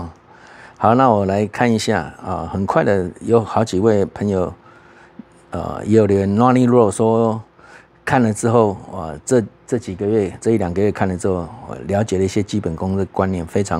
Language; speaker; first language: Chinese; native; Chinese